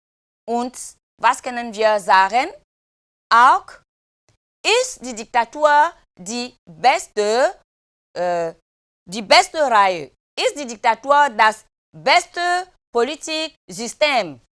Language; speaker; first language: German; non-native, learner; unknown